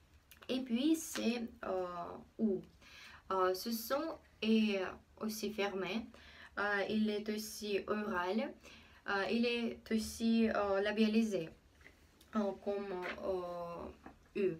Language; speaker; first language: French; non-native, fluent; Russian